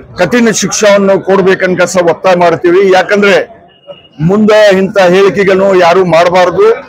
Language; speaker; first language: Kannada; non-native, local second language; Urdu